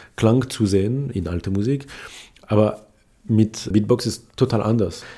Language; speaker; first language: German; non-native, fluent; French